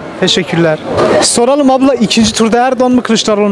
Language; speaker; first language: Turkish; native; Turkish